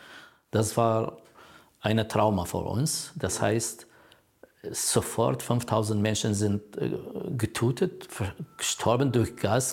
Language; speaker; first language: German; non-native, fluent; Kurdish